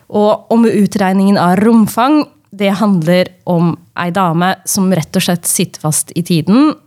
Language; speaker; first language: Norwegian; native; Norwegian